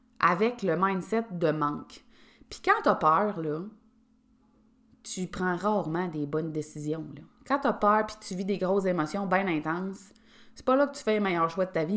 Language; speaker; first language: French; native; French